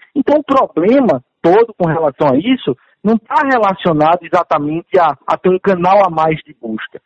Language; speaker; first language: Portuguese; native; Portuguese